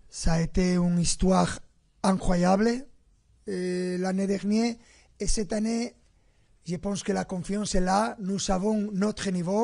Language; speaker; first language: French; non-native, fluent; Spanish